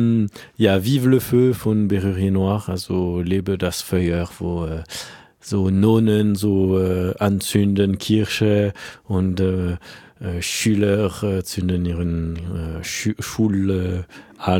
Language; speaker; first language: German; non-native, fluent; French